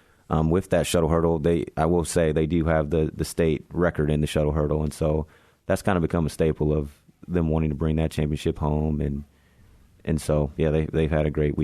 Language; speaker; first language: English; native; English